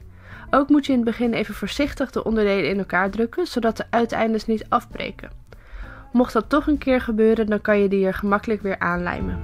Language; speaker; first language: Dutch; native; Dutch